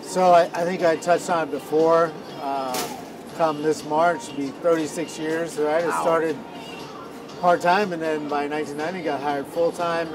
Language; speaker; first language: English; native; English